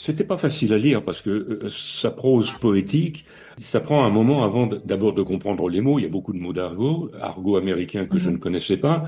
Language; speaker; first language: French; native; French